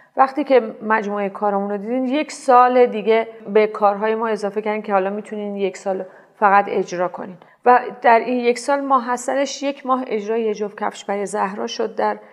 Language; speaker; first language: Persian; native; Persian